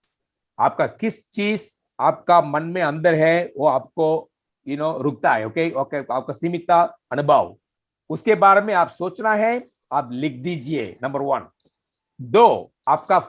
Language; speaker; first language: Hindi; non-native, fluent; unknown